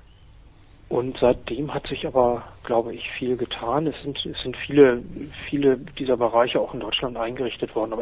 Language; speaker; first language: German; native; German